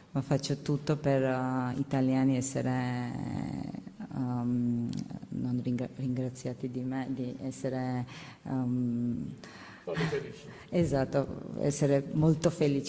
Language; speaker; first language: Italian; non-native, learner; Georgian